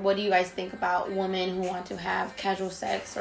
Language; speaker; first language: English; native; English